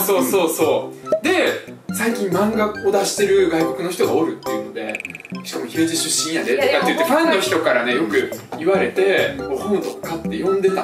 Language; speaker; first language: Japanese; early bilingual, other home language; Russian